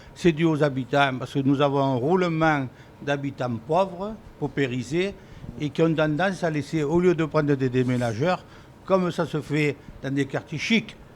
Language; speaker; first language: French; native; French